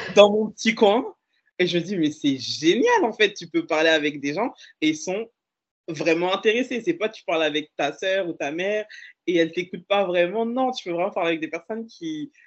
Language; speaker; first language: French; native; French